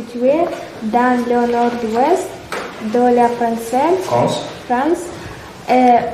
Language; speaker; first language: French; non-native, learner; Russian